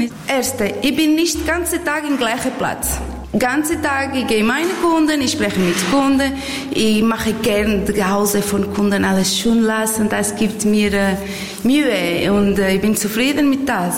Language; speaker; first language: German; non-native, learner; Portuguese